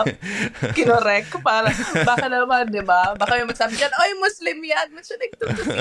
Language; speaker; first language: Filipino; early bilingual, heritage; Filipino